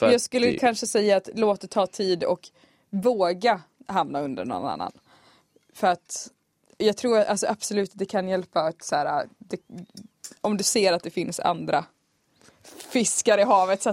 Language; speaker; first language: Swedish; native; Swedish